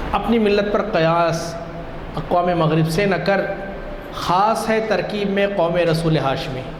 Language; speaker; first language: Urdu; non-native, local second language; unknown